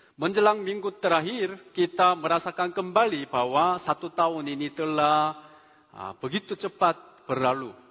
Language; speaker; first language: Indonesian; non-native, fluent; Korean